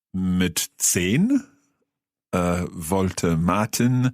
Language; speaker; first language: German; non-native, fluent; English